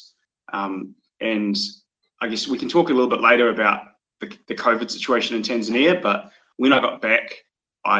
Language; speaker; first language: English; native; English